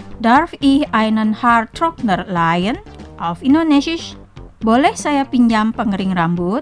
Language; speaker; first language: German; non-native, fluent; Indonesian